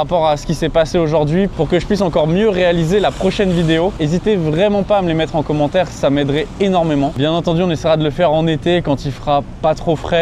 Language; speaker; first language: French; native; French